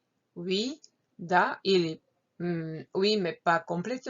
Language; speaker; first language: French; non-native, fluent; Croatian